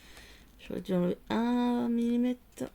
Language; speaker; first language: French; native; French